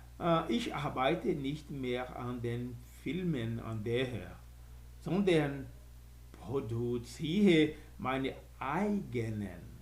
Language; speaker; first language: German; non-native, fluent; Portuguese